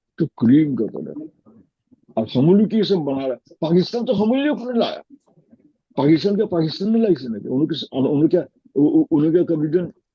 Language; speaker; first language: Hindi; non-native, fluent; Bangla